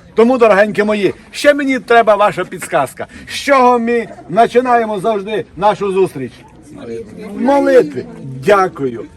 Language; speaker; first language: Ukrainian; non-native, local second language; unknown